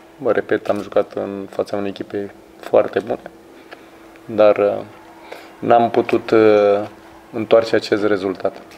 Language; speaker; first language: Romanian; native; Romanian